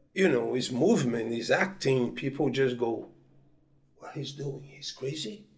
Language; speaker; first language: English; non-native, fluent; Portuguese